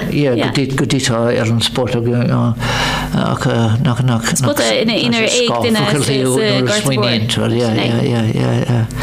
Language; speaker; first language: Irish; non-native, local second language; English